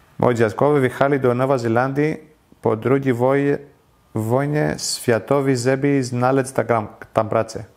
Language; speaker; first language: Polish; non-native, learner; Greek